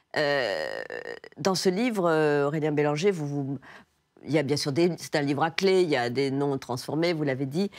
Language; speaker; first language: French; native; French